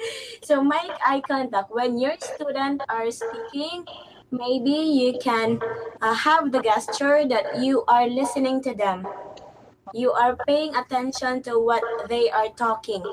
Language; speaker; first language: English; non-native, fluent; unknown